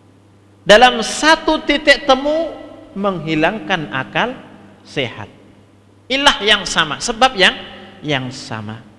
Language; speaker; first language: Indonesian; native; Indonesian